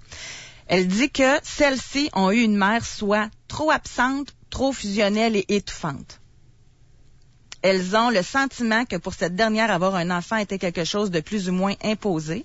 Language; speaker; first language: French; native; French